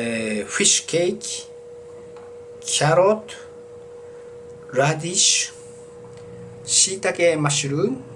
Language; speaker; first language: English; non-native, learner; Japanese